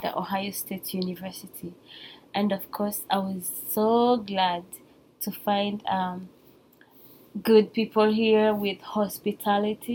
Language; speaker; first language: English; non-native, local second language; Kinyarwanda